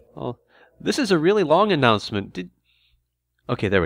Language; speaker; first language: English; native; English